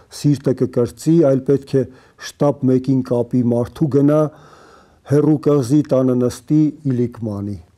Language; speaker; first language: Armenian; native; Armenian